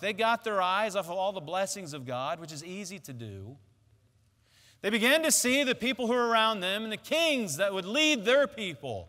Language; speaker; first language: English; native; English